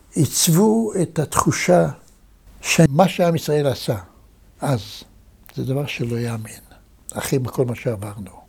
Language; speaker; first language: Hebrew; native; Hebrew